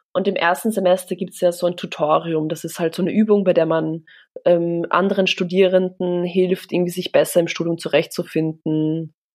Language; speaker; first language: German; early bilingual, other home language; Polish